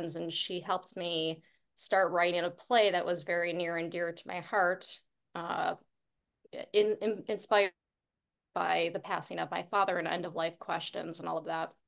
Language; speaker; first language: English; native; English